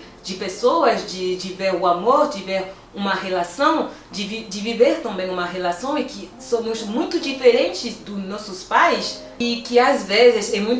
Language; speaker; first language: Portuguese; non-native, fluent; French